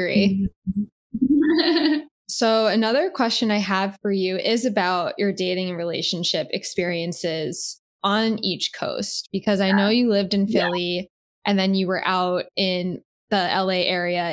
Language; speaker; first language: English; native; English